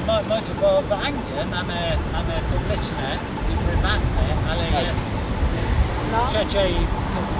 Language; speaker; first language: Polish; non-native, learner; English